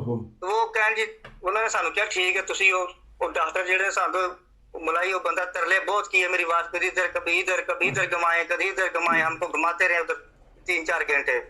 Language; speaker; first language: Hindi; non-native, local second language; Punjabi